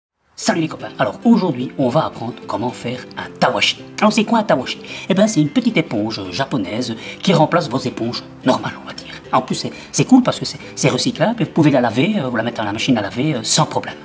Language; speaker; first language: French; native; French